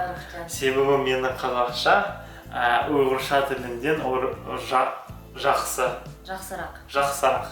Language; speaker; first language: Kazakh; non-native, local second language; Uyghur